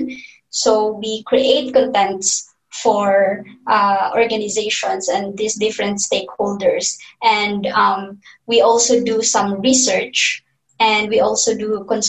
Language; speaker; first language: English; non-native, local second language; Cebuano